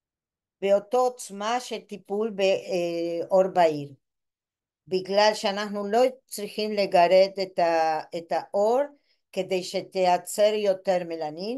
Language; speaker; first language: Hebrew; non-native, fluent; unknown